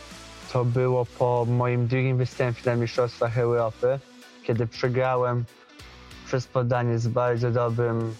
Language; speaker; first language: Polish; early bilingual, heritage; Polish